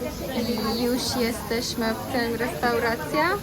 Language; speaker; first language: Polish; non-native, learner; Persian